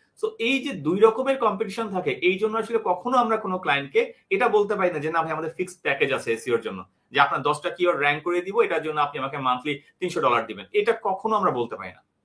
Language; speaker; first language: Bangla; native; Bangla